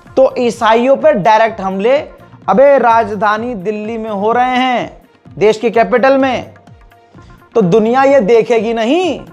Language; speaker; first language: Hindi; native; Hindi